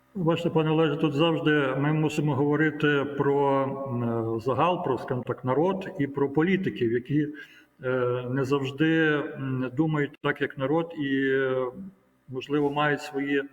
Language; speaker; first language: Ukrainian; native; Ukrainian